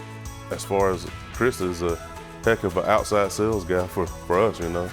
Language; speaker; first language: English; native; English